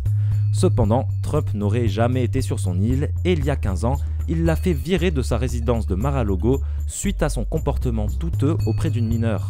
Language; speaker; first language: French; native; French